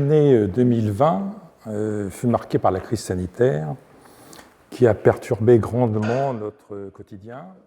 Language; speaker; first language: French; native; French